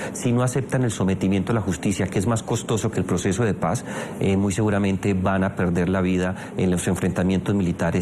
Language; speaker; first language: Spanish; native; Spanish